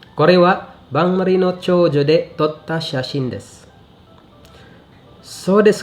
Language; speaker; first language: Japanese; non-native, fluent; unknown